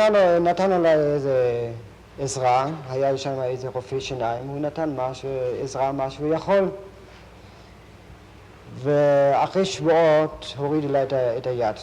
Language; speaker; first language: Hebrew; non-native, fluent; German